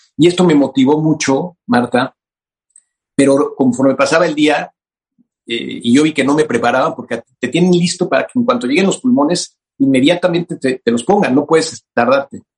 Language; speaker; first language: Spanish; native; Spanish